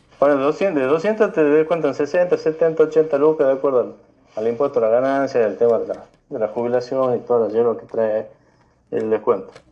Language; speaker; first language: Spanish; native; Spanish